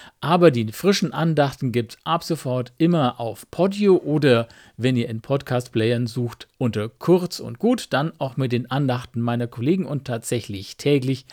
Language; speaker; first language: German; native; German